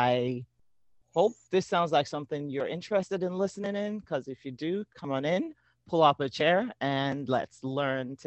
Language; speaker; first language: English; non-native, local second language; Yoruba